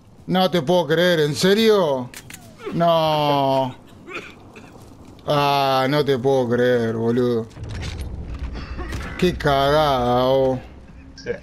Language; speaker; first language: Spanish; native; Spanish